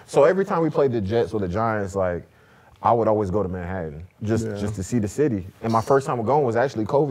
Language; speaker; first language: English; native; English